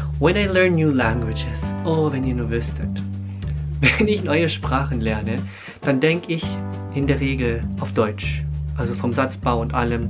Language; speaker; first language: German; early bilingual, other home language; Filipino